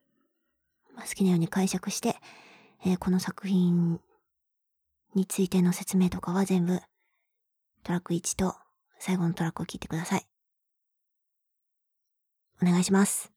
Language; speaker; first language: Japanese; native; Japanese